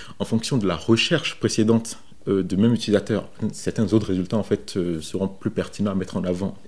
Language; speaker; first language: French; non-native, local second language; Fon